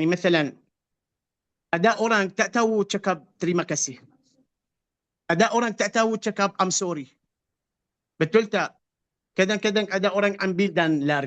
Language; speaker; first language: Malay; non-native, fluent; Arabic